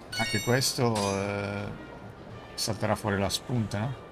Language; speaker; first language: Italian; native; Italian